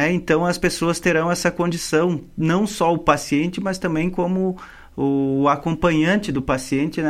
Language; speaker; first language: Portuguese; native; Portuguese